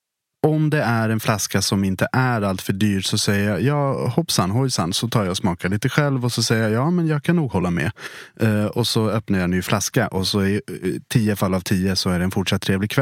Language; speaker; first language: Swedish; native; Swedish